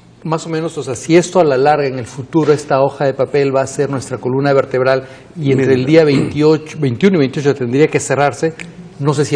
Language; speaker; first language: Spanish; native; Spanish